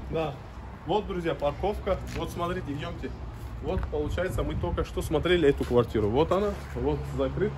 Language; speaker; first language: Russian; non-native, fluent; Turkish